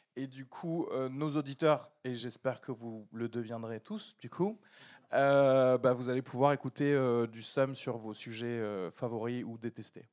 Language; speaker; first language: French; early bilingual, other home language; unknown